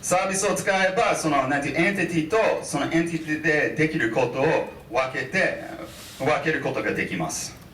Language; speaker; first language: Japanese; non-native, fluent; English